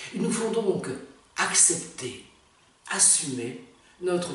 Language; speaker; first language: French; native; French